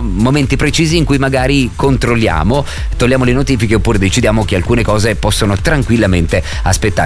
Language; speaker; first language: Italian; native; Italian